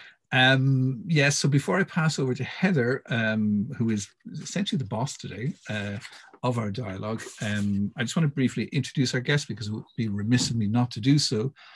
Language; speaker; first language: English; native; English